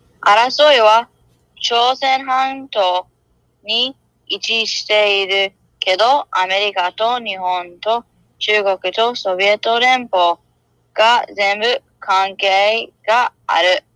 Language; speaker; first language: Japanese; non-native, learner; English